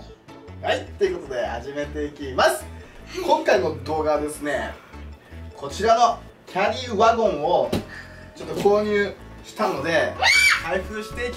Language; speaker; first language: Japanese; native; Japanese